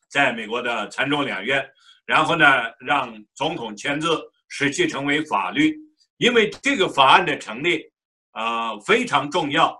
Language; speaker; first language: Chinese; non-native, local second language; Uyghur